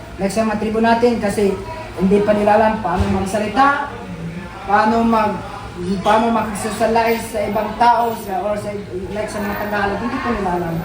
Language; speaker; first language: Filipino; non-native, local second language; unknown